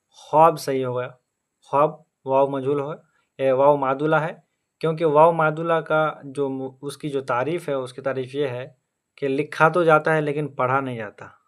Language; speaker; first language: Hindi; native; Hindi